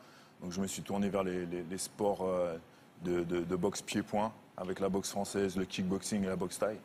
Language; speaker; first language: French; native; French